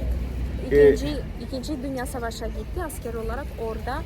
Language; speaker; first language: Turkish; non-native, fluent; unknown